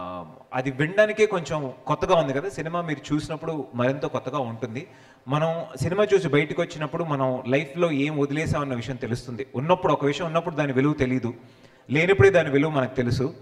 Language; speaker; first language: Telugu; native; Telugu